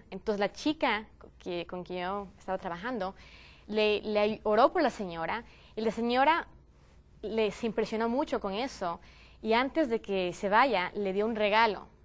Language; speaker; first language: Spanish; native; Spanish